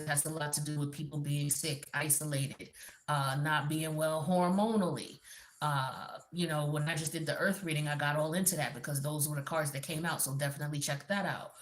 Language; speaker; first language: English; native; English